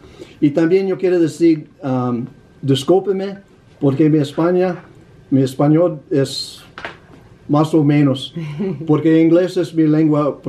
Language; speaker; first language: Spanish; non-native, learner; English